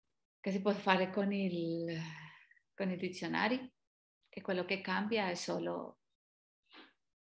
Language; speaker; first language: Italian; non-native, fluent; Spanish